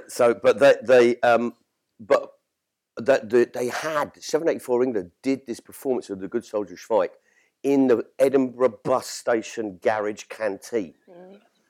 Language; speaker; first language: English; native; English